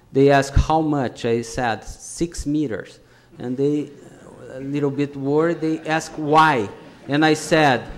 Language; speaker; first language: English; non-native, fluent; Portuguese